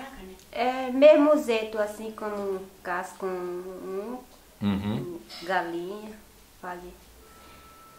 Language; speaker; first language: Portuguese; non-native, local second language; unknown